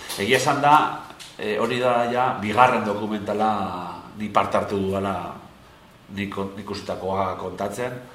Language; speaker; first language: Basque; non-native, local second language; Spanish